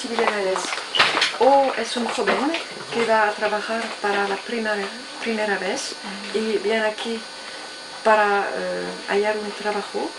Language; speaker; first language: Spanish; non-native, fluent; French